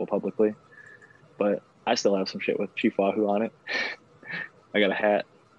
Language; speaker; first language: English; native; English